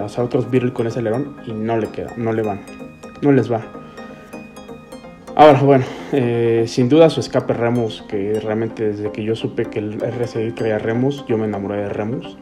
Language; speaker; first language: Spanish; native; Spanish